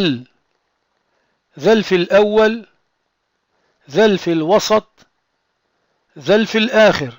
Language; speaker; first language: Arabic; non-native, fluent; French